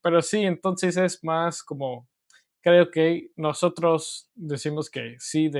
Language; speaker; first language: Spanish; non-native, learner; English